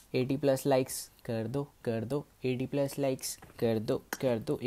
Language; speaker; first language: Hindi; native; Hindi